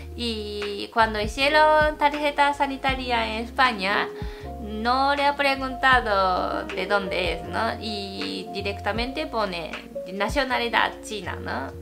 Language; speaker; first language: Spanish; non-native, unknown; Japanese